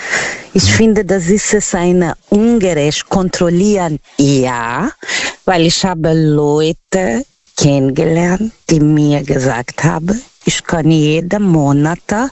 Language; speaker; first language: German; non-native, learner; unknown